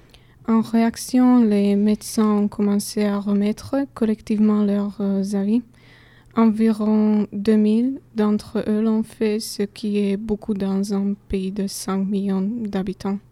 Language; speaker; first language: French; non-native, fluent; Slovak